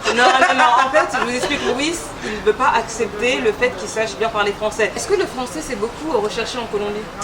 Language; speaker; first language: French; native; French